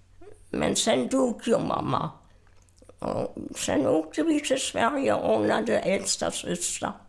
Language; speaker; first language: Swedish; non-native, fluent; German